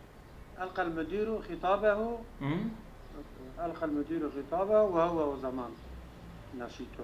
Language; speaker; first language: Arabic; non-native, learner; Turkish